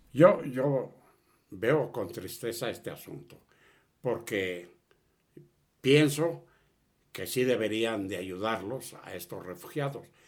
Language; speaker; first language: Spanish; early bilingual, other home language; Catalan